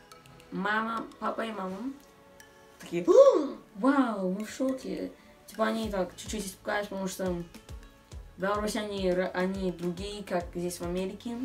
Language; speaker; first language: Russian; early bilingual, other home language; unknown